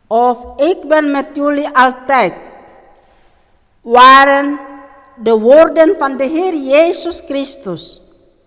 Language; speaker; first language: Dutch; non-native, learner; Indonesian